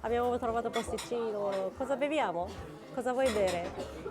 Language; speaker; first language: Italian; non-native, fluent; Japanese